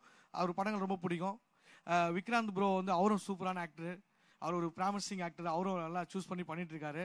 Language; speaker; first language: Tamil; native; Tamil